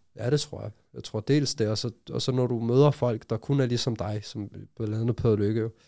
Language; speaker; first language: Danish; early bilingual, other home language; Arabic